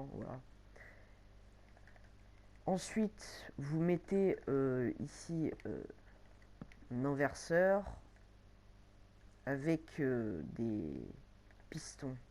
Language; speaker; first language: French; native; French